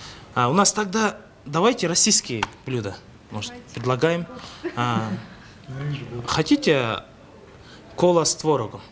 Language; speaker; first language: Russian; non-native, local second language; Kyrgyz